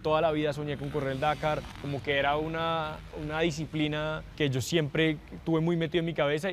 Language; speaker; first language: Spanish; native; Spanish